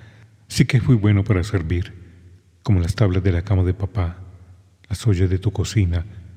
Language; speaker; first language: Spanish; native; Spanish